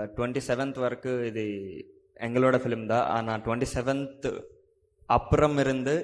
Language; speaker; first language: Tamil; non-native, learner; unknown